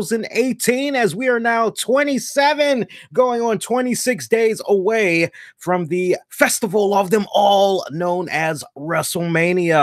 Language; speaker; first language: English; native; English